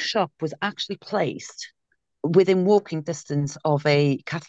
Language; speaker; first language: English; native; English